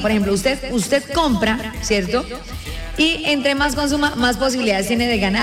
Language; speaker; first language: Spanish; native; Spanish